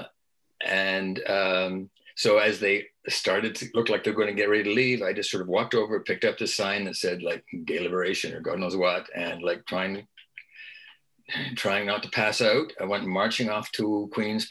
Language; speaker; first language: English; native; English